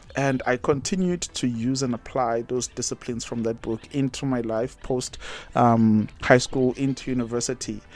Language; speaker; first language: English; non-native, local second language; Zulu